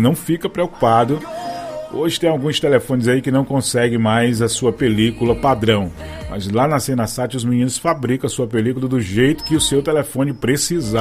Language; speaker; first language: Portuguese; native; Portuguese